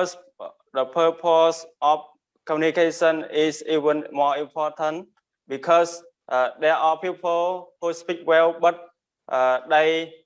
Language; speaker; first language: English; non-native, learner; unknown